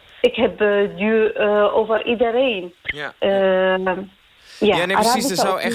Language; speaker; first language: Dutch; non-native, learner; Arabic